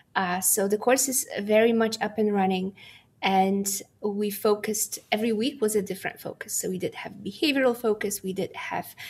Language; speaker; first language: English; non-native, fluent; Polish